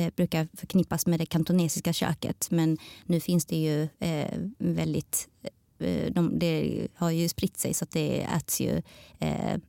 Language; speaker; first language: Swedish; native; Swedish